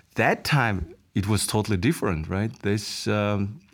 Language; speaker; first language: English; non-native, fluent; Mongolian